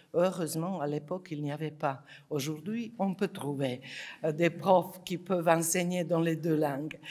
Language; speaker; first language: French; non-native, fluent; Serbian